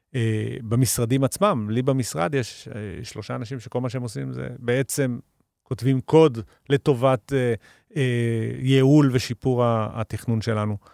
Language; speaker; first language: Hebrew; native; Hebrew